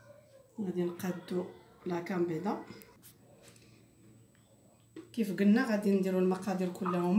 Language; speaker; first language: Arabic; native; Arabic